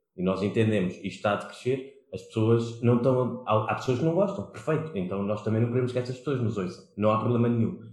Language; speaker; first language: Portuguese; non-native, local second language; Kabuverdianu